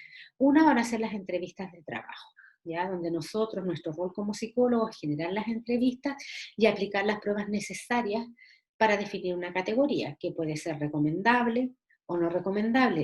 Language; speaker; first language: Spanish; native; Spanish